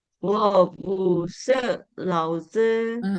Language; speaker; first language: Chinese; non-native, learner; Indonesian